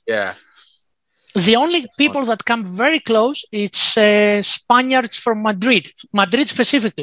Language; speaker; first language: English; non-native, fluent; Greek